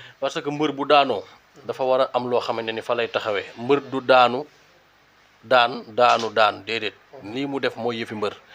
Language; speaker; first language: Wolof; native; Wolof